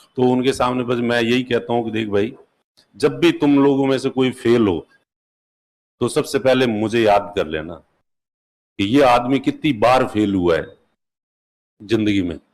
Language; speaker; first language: Hindi; non-native, local second language; Marwari